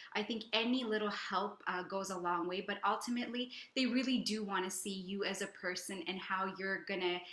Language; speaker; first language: English; native; English